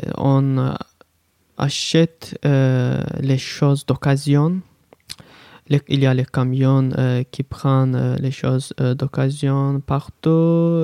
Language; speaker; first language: French; non-native, learner; Azerbaijani